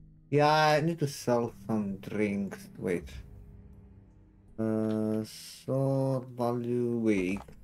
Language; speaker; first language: English; non-native, fluent; Romanian